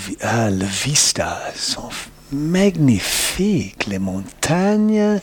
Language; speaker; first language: French; non-native, learner; English